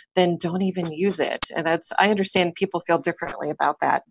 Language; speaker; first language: English; native; English